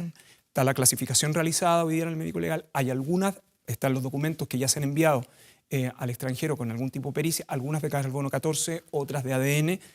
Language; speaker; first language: Spanish; native; Spanish